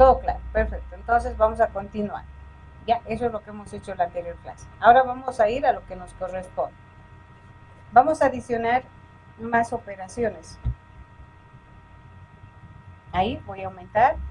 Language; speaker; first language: Spanish; native; Spanish